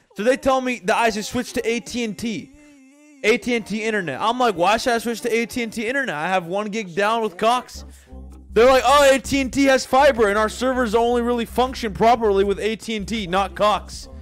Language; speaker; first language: English; native; English